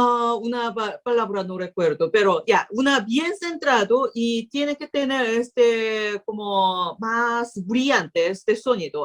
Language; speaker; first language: Spanish; non-native, learner; Korean